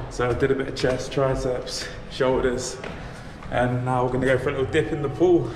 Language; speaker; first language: English; native; English